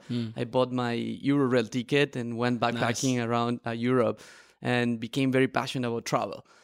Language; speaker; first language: English; non-native, fluent; Spanish